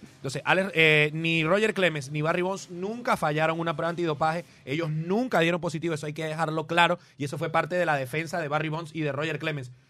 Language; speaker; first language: Spanish; native; Spanish